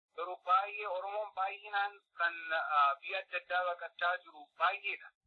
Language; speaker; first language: Oromo; early bilingual, heritage; Oromo